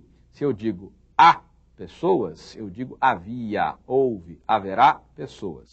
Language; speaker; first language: Portuguese; native; Portuguese